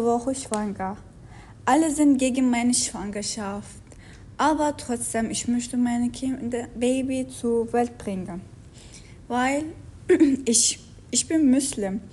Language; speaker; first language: German; non-native, learner; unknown